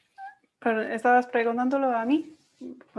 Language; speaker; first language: Spanish; non-native, fluent; English